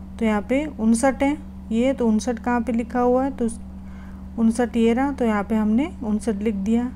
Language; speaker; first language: Hindi; non-native, local second language; Gujarati